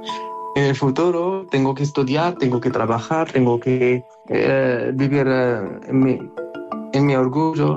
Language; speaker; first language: Spanish; non-native, learner; Arabic